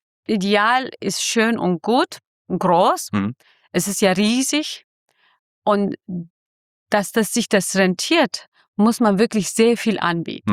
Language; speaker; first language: German; non-native, fluent; Kurdish